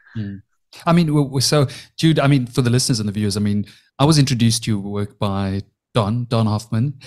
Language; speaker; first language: English; native; English